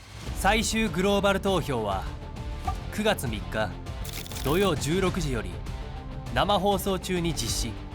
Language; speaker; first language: Japanese; native; Japanese